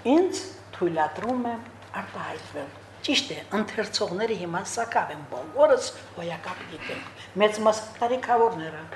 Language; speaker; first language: Armenian; native; Armenian